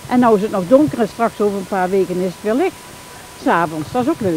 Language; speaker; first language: Dutch; native; Dutch